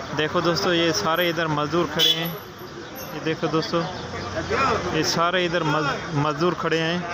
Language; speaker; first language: Urdu; non-native, local second language; Sindhi